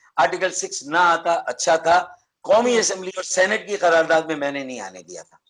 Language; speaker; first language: Urdu; native; Urdu